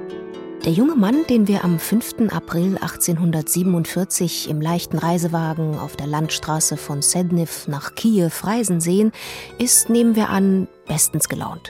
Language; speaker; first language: German; native; German